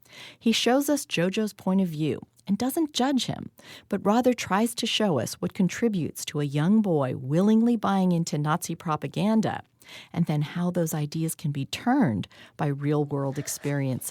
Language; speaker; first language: English; native; English